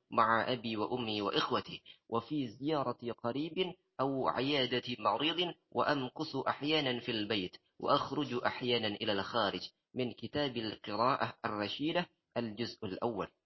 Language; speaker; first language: Arabic; non-native, learner; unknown